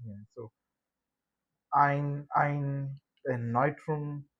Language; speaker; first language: German; non-native, fluent; Malayalam